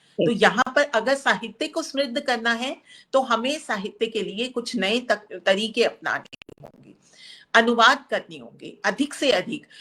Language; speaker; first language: Hindi; native; Hindi